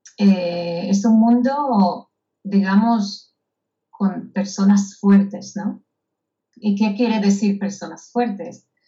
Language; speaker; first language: Spanish; non-native, fluent; Hebrew